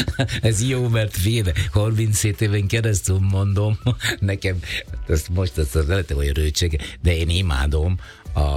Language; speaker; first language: Hungarian; non-native, fluent; Italian